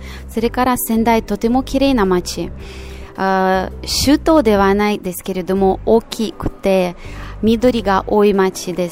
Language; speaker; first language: Japanese; non-native, fluent; Russian